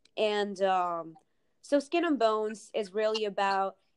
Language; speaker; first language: English; early bilingual, other home language; Italian